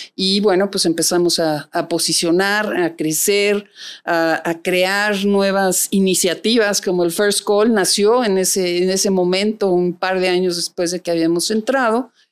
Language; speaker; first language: Spanish; native; Spanish